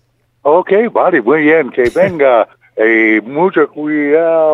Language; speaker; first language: Spanish; non-native, fluent; English